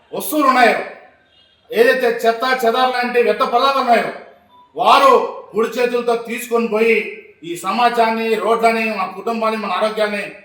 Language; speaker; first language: Telugu; native; Telugu